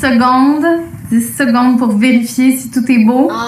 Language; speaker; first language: French; native; French